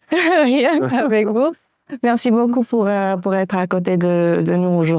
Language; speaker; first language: French; non-native, fluent; Romanian